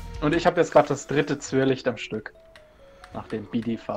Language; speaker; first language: German; native; German